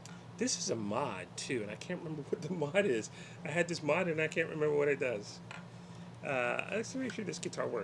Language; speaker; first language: English; native; English